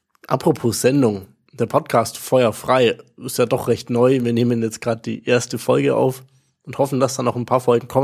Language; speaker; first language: German; native; German